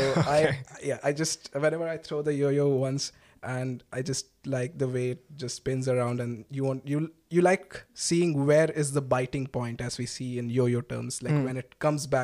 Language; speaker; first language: English; non-native, local second language; Malayalam